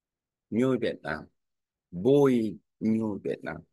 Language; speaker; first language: Vietnamese; non-native, learner; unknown